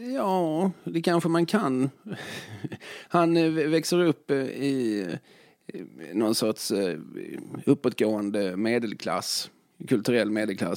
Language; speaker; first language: Swedish; native; Swedish